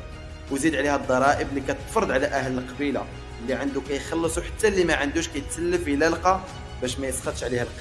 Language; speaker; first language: Arabic; native; Arabic